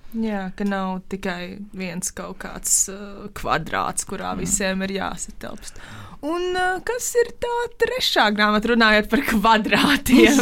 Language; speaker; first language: Latvian; native; Latvian